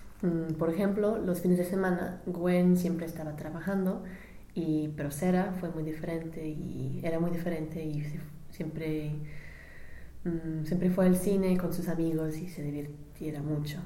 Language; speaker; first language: Spanish; non-native, learner; English